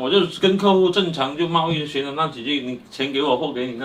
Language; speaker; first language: Chinese; native; Chinese